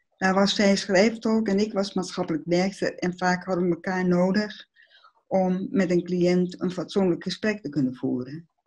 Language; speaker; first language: Dutch; early bilingual, other home language; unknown